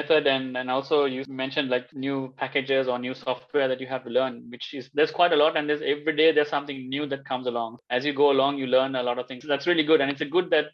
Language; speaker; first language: English; non-native, local second language; Sinhala